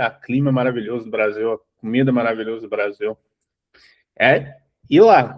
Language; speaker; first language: Portuguese; early bilingual, heritage; English